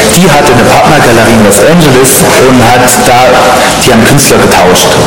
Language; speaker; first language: German; native; German